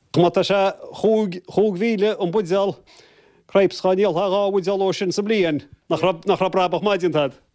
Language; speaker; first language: Irish; native; Irish